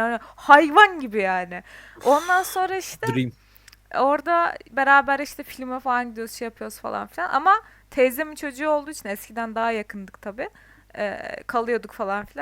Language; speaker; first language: Turkish; native; Turkish